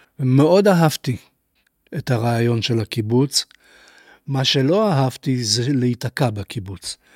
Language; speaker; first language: Hebrew; non-native, fluent; Polish